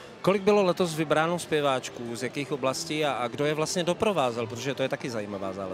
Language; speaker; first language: Czech; native; Czech